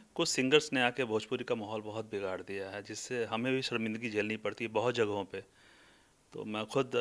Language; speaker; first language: Hindi; non-native, local second language; Bhojpuri